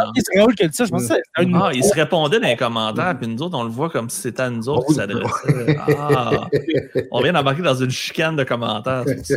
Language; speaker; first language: French; native; French